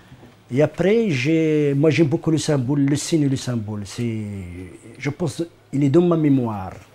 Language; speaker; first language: French; non-native, learner; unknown